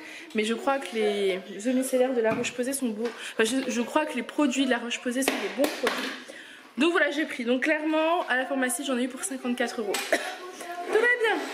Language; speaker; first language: French; native; French